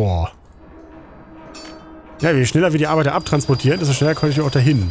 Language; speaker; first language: German; native; German